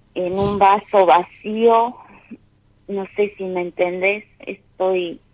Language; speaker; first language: Spanish; native; Spanish